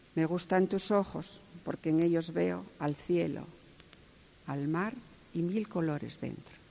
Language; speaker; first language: Spanish; native; Spanish